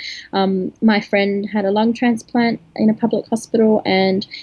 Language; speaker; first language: English; native; English